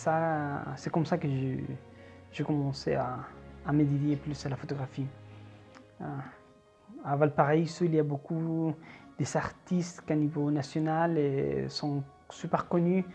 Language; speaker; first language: French; non-native, fluent; Spanish